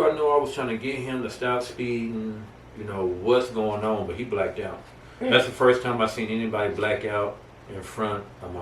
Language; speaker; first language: English; native; English